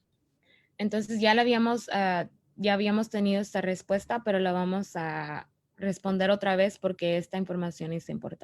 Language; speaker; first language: Spanish; early bilingual, other home language; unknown